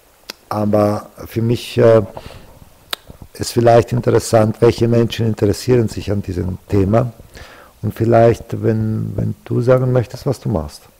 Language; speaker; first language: German; non-native, fluent; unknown